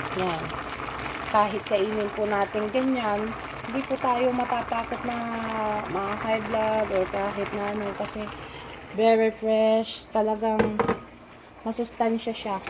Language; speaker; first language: Filipino; non-native, local second language; Iloko